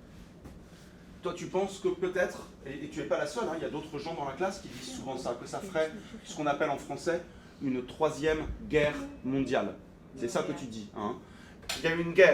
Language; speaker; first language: French; native; French